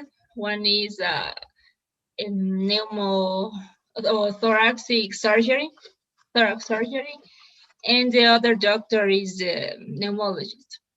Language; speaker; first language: English; non-native, learner; Spanish